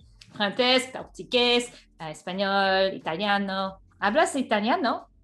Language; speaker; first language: Spanish; non-native, learner; English